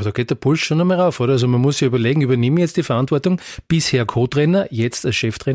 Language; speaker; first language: German; native; German